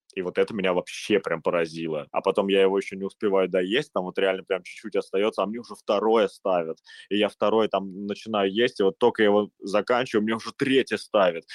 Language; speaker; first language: Russian; native; Russian